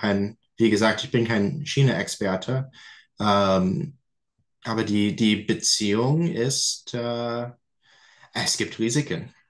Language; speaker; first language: German; non-native, fluent; English